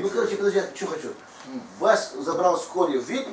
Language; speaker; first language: Russian; native; Russian